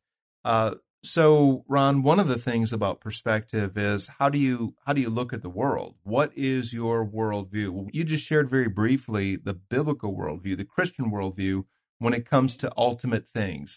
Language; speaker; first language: English; native; English